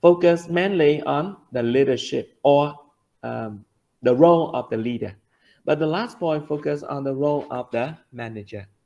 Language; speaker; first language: English; non-native, fluent; Vietnamese